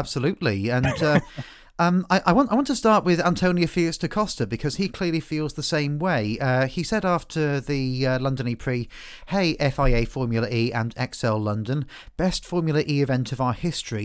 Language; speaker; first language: English; native; English